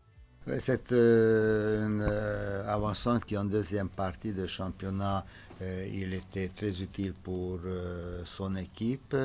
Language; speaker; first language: French; non-native, fluent; Romanian